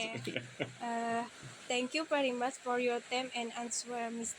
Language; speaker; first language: English; non-native, learner; Indonesian